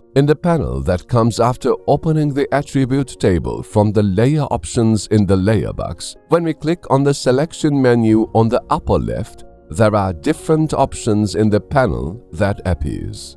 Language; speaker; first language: English; non-native, fluent; Turkish